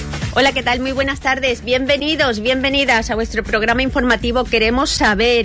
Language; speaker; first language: Spanish; native; Spanish